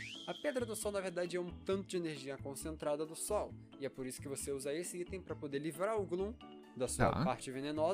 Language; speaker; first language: Portuguese; native; Portuguese